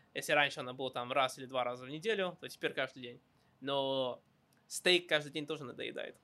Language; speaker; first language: Russian; early bilingual, heritage; Russian